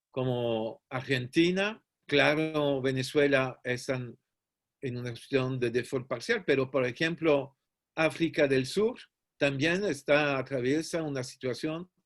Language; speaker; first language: Spanish; non-native, fluent; French